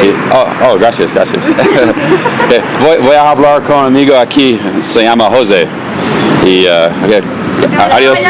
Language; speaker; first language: Spanish; non-native, learner; English